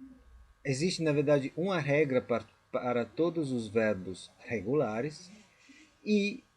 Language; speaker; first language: Portuguese; non-native, fluent; Italian